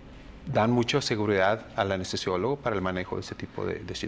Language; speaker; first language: Spanish; native; Spanish